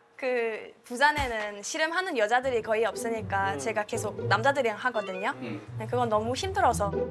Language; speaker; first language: Korean; non-native, fluent; German